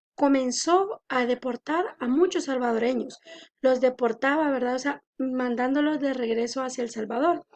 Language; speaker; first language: Spanish; native; Spanish